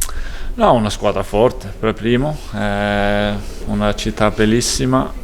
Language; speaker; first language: Italian; non-native, fluent; Danish